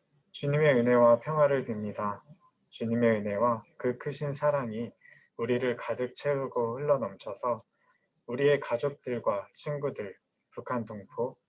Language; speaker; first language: Korean; native; Korean